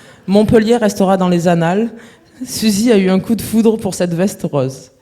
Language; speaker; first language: French; native; French